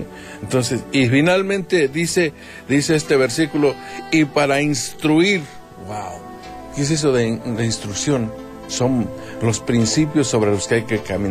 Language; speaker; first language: Spanish; native; Spanish